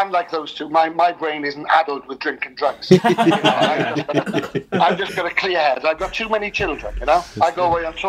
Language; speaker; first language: English; native; English